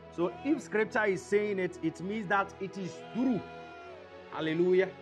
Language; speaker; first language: English; non-native, local second language; Akan